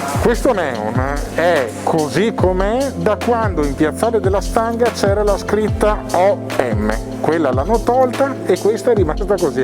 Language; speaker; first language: Italian; native; Italian